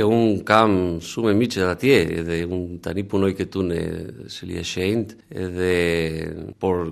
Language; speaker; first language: Albanian; non-native, learner; Spanish